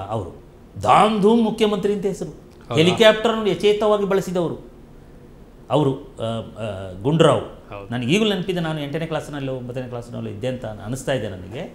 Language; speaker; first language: Kannada; non-native, local second language; Kodava